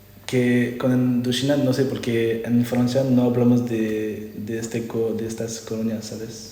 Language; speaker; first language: Spanish; non-native, learner; French